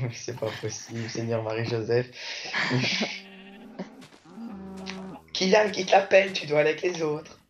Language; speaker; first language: French; native; French